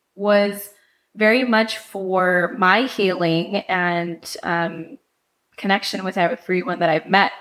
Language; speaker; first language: English; native; English